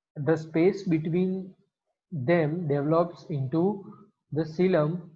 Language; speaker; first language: English; non-native, local second language; Gujarati